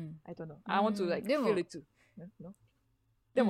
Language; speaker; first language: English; non-native, fluent; Japanese